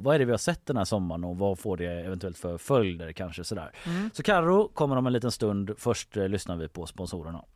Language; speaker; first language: Swedish; native; Swedish